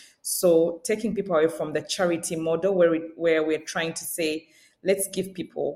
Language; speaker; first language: English; non-native, local second language; Ganda